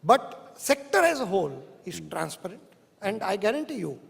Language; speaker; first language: English; non-native, local second language; Hindi